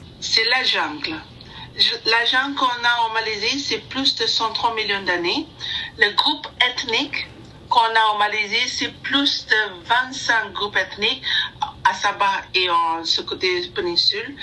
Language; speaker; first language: French; non-native, learner; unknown